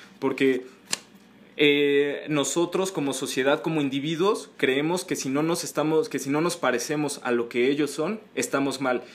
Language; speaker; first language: Spanish; native; Spanish